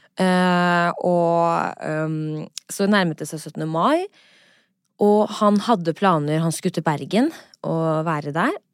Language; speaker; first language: Norwegian; native; Norwegian